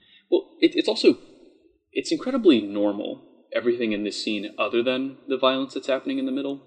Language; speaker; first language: English; native; English